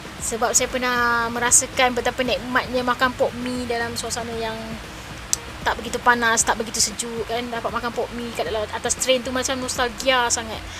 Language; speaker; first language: Malay; native; Malay